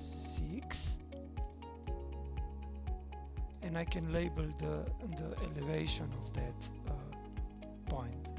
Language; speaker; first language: English; non-native, fluent; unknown